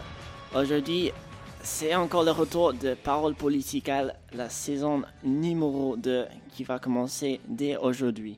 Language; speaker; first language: French; native; French